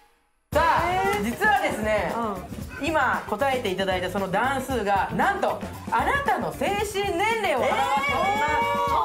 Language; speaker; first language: Japanese; native; Japanese